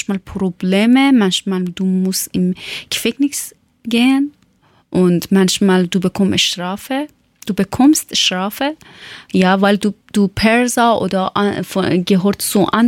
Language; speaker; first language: German; non-native, learner; Persian